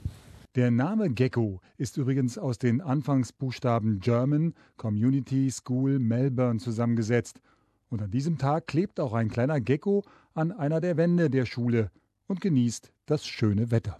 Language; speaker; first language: German; native; German